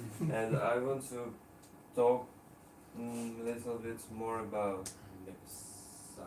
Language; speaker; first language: English; non-native, learner; Russian